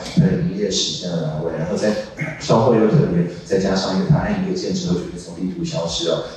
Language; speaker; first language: Chinese; native; Chinese